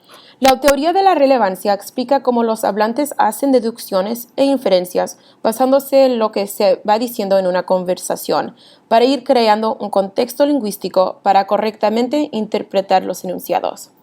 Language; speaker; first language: Spanish; early bilingual, heritage; Spanish